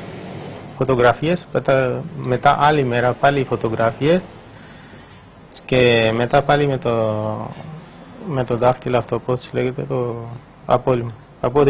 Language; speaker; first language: Greek; non-native, learner; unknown